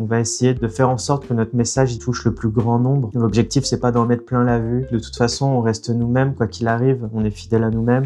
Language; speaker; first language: French; native; French